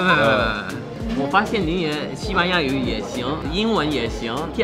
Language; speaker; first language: Chinese; non-native, fluent; English